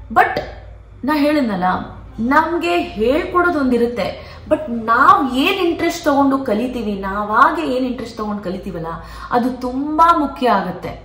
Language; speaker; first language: Kannada; non-native, local second language; Konkani